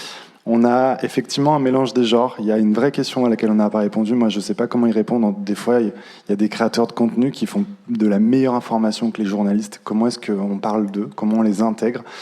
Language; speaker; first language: French; native; French